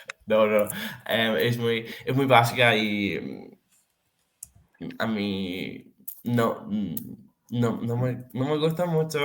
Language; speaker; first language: Spanish; non-native, fluent; Serbian